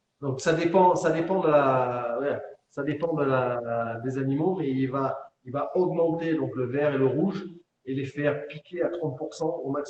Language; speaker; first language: French; native; French